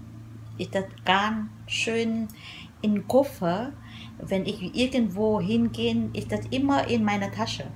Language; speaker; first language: German; non-native, learner; Vietnamese